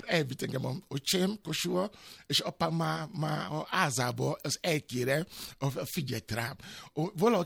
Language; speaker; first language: Hungarian; non-native, learner; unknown